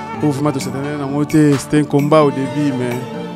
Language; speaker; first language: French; non-native, local second language; Lingala